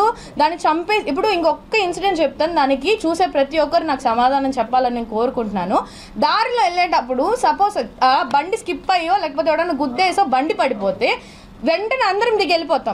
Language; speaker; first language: Telugu; native; Telugu